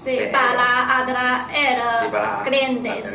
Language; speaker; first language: Spanish; non-native, learner; Chinese